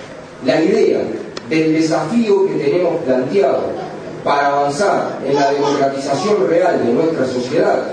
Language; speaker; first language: Spanish; native; Spanish